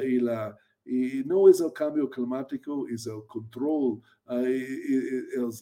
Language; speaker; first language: Spanish; non-native, fluent; English